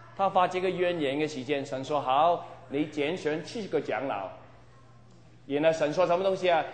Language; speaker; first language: Chinese; non-native, local second language; Cantonese